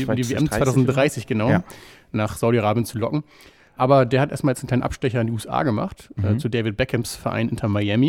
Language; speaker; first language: German; native; German